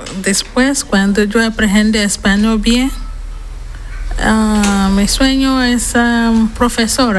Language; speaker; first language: Spanish; non-native, learner; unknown